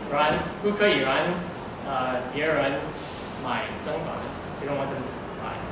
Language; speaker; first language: Chinese; non-native, learner; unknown